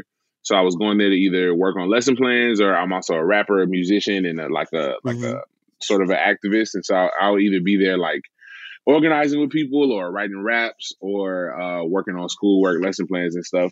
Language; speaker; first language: English; native; English